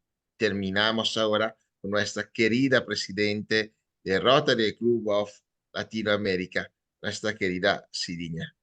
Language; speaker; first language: Spanish; native; Spanish